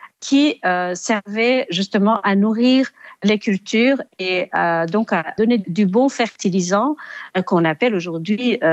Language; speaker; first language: French; non-native, local second language; Rundi